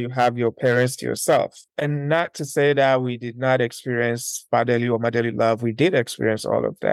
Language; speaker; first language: English; non-native, local second language; Akan